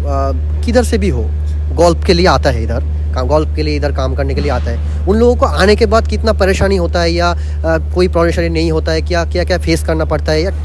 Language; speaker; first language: Hindi; non-native, local second language; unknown